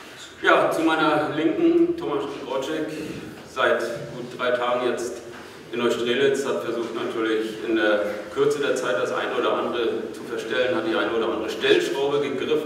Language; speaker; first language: German; native; German